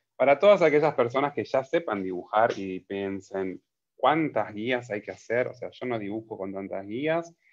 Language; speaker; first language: Spanish; native; Spanish